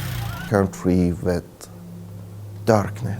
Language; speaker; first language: English; non-native, learner; Persian